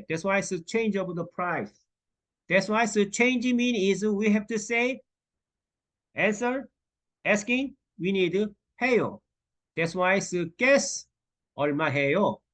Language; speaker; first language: English; non-native, learner; Korean